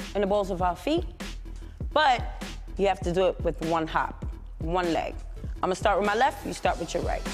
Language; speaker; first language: English; native; English